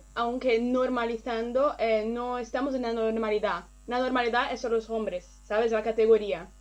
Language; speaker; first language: Spanish; non-native, learner; Portuguese